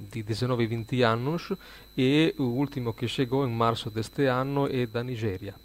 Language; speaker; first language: Portuguese; non-native, fluent; Italian